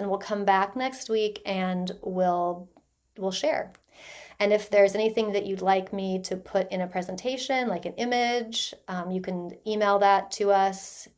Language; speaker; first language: English; native; English